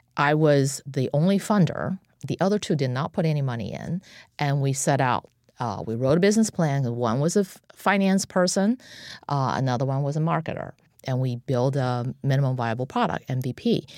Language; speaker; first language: English; non-native, fluent; Chinese